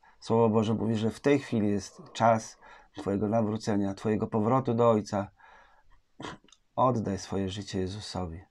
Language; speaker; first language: Polish; native; Polish